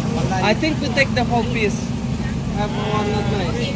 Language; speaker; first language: English; non-native, learner; Russian